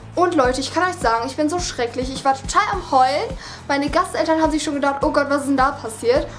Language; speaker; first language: German; early bilingual, other home language; Vietnamese